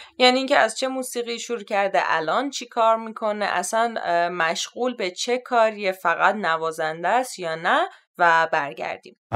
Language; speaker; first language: Persian; native; Persian